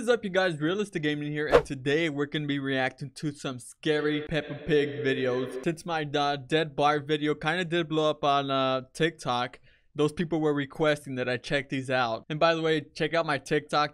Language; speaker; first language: English; native; English